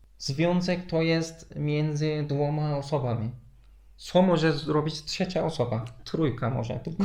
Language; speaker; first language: Polish; non-native, fluent; Turkish